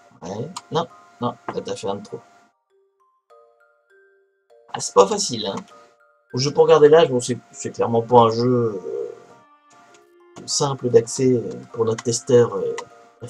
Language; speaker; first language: French; native; French